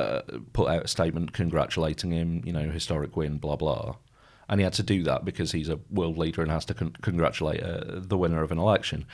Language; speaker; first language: English; native; English